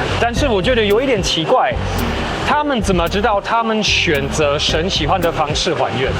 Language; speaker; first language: Chinese; non-native, fluent; German